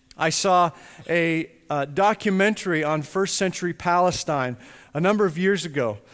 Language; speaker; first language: English; native; English